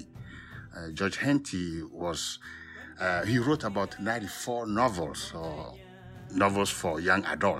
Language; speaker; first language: English; non-native, local second language; Ewe